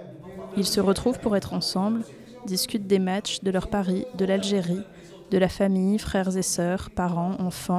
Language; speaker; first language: French; native; French